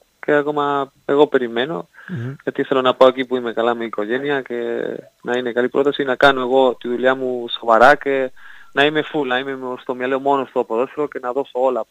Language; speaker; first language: Greek; non-native, learner; Spanish